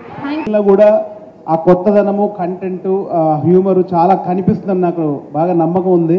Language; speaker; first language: Telugu; native; Telugu